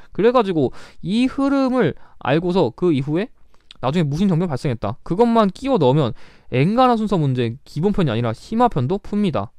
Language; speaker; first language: Korean; native; Korean